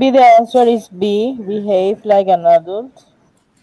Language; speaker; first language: English; non-native, learner; Spanish